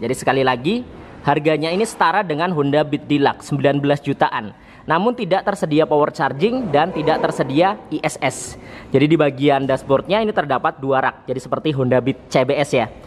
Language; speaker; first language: Indonesian; native; Indonesian